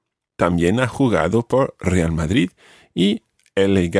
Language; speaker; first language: Spanish; non-native, fluent; English